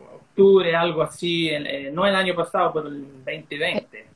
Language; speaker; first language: Spanish; early bilingual, heritage; Spanish